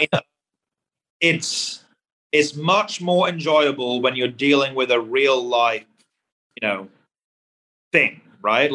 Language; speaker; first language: English; native; English